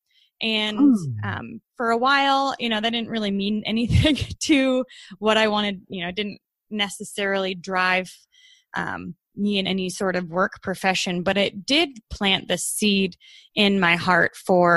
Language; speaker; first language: English; native; English